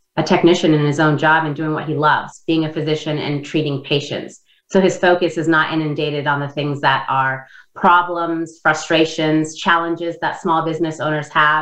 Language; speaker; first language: English; non-native, fluent; Indonesian